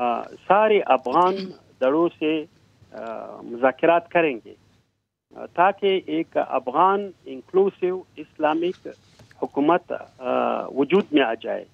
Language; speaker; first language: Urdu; non-native, fluent; Pashto